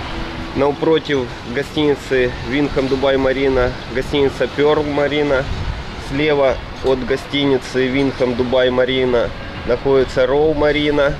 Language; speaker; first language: Russian; native; Russian